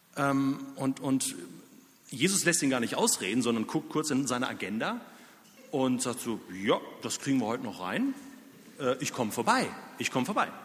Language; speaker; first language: German; native; German